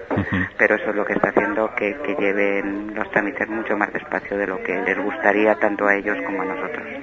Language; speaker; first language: Spanish; native; Spanish